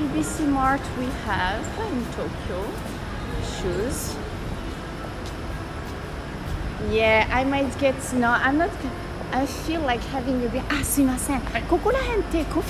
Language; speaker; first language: English; non-native, fluent; French